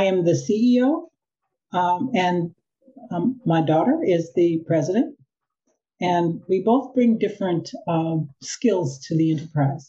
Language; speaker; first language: English; native; English